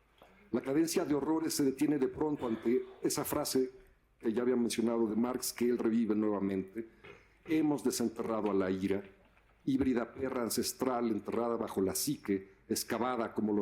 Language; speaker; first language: Spanish; native; Spanish